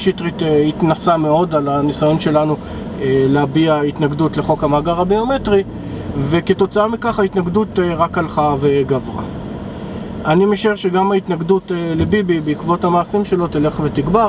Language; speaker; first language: Hebrew; native; Hebrew